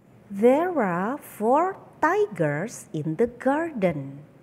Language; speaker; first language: English; non-native, fluent; Indonesian